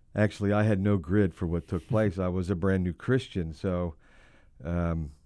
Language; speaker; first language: English; native; English